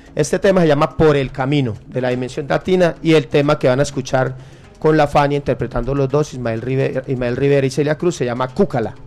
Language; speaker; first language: Spanish; native; Spanish